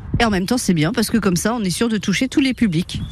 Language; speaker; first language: French; native; French